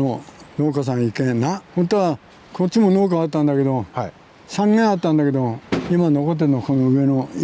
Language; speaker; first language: Japanese; native; Japanese